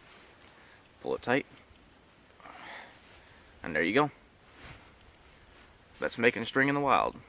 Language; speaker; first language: English; native; English